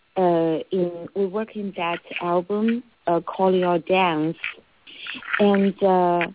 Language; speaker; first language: English; non-native, learner; Chinese